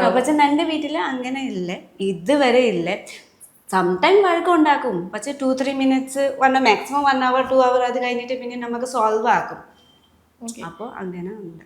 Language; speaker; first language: Malayalam; non-native, learner; Nepali